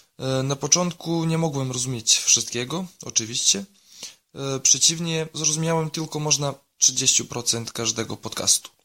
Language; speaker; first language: Polish; non-native, learner; Serbian